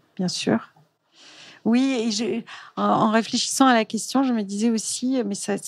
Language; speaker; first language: French; native; French